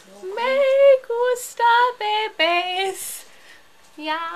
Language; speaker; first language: Spanish; non-native, learner; English